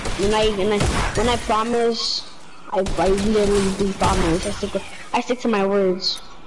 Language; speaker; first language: English; early bilingual, other home language; Spanish